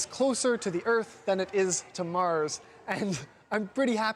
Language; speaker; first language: English; native; English